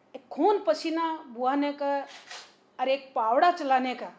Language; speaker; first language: Hindi; native; Hindi